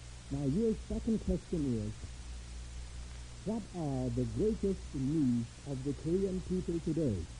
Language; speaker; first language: English; non-native, fluent; Korean